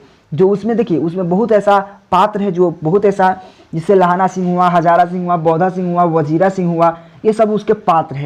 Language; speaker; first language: Hindi; native; Hindi